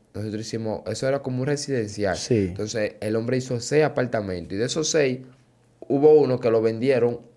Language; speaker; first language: Spanish; native; Spanish